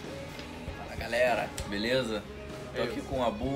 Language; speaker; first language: Portuguese; native; Portuguese